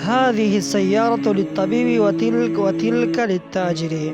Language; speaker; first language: Arabic; non-native, fluent; Persian